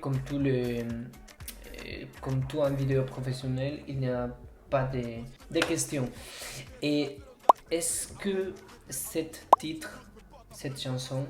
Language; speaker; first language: French; non-native, fluent; Spanish